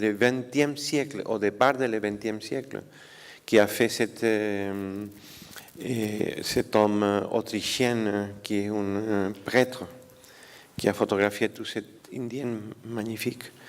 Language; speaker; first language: French; non-native, fluent; Spanish